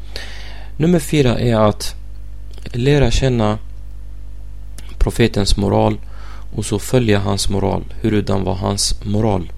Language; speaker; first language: Swedish; non-native, fluent; Arabic